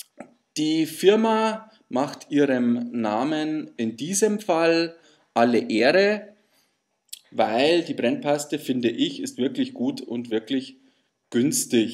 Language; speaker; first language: German; native; German